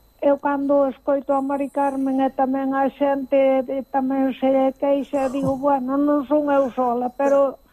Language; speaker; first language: Galician; native; Galician